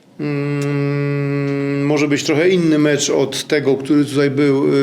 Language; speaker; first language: Polish; native; Polish